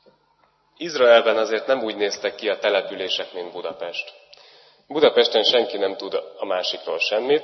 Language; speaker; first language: Hungarian; native; Hungarian